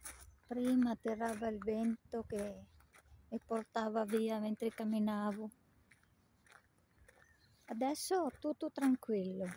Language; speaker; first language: Italian; non-native, fluent; Filipino